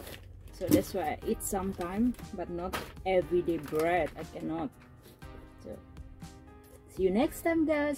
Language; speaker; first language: English; non-native, learner; Indonesian